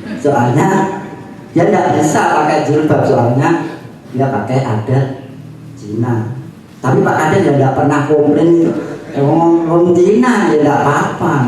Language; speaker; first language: Indonesian; non-native, local second language; Javanese